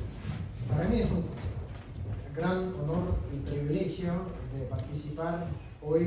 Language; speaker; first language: Spanish; non-native, fluent; Russian